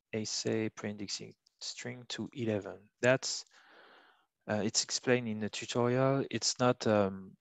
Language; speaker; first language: English; non-native, fluent; French